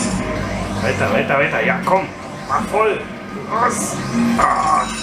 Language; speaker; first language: German; native; German